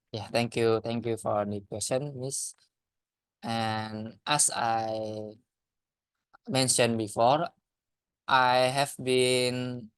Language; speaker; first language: English; non-native, learner; Indonesian